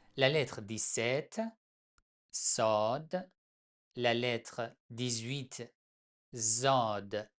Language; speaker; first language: French; non-native, fluent; Persian